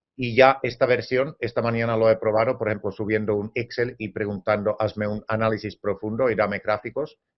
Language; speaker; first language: Spanish; non-native, fluent; Finnish